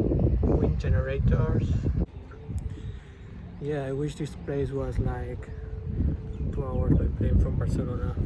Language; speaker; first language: English; non-native, learner; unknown